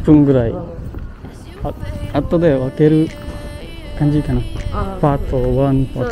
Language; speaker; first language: Japanese; non-native, fluent; Indonesian